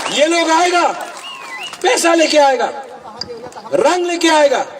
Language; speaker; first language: Hindi; non-native, local second language; Kok Borok